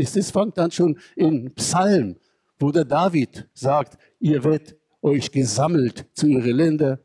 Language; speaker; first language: German; non-native, fluent; Hebrew